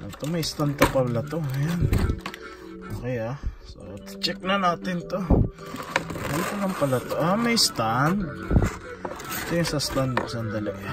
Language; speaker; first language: Filipino; native; Filipino